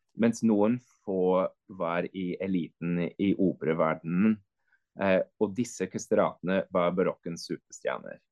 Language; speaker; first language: Norwegian; non-native, fluent; English